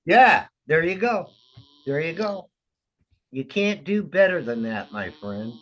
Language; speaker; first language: English; native; English